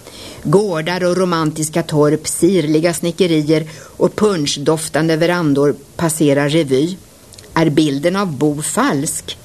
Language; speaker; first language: Swedish; native; Swedish